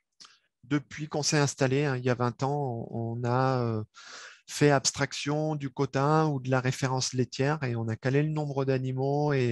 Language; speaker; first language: French; native; French